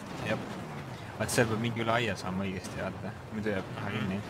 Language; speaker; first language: Estonian; native; Estonian